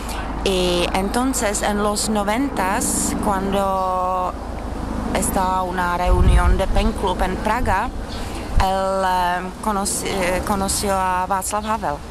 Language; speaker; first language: Spanish; non-native, fluent; Czech